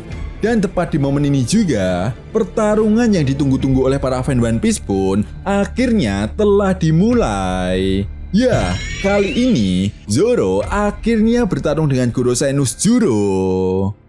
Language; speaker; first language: Indonesian; native; Indonesian